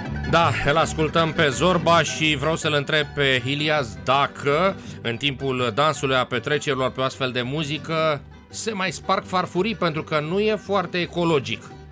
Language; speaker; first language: Romanian; native; Romanian